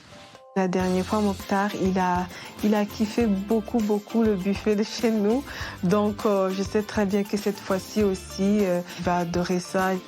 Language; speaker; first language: French; non-native, local second language; Kinyarwanda